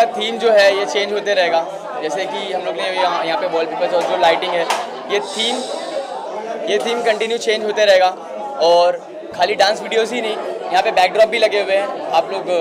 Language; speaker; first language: Hindi; native; Hindi